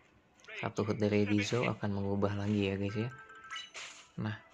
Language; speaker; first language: Indonesian; native; Indonesian